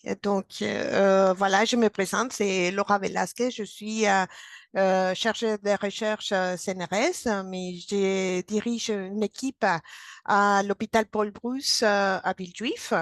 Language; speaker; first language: French; non-native, fluent; Spanish